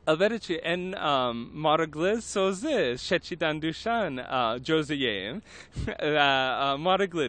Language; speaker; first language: Turkish; non-native, learner; English